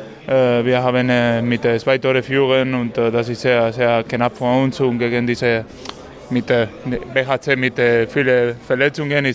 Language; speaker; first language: German; non-native, learner; Spanish